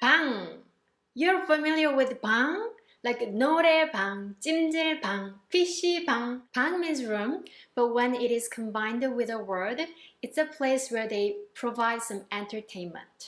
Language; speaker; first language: English; non-native, fluent; Korean